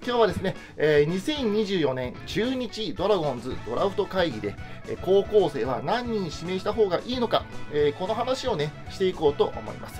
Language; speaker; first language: Japanese; native; Japanese